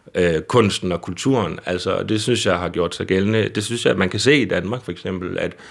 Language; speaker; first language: Danish; native; Danish